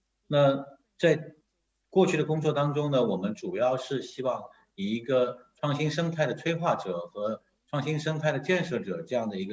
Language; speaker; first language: Chinese; native; Chinese